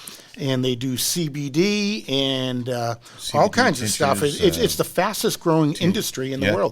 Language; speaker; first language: English; native; English